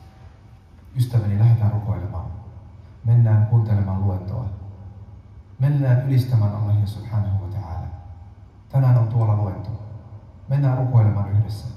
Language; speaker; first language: Finnish; early bilingual, other home language; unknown